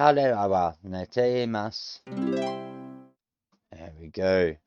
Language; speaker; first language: Japanese; non-native, learner; English